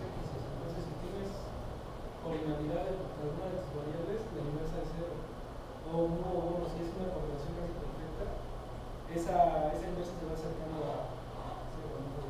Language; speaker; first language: Spanish; native; Spanish